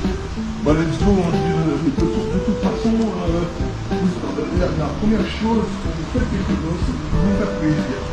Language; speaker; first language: French; native; French